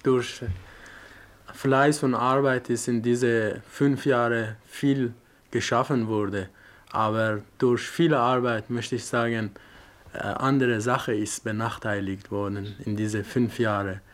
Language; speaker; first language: German; non-native, fluent; Persian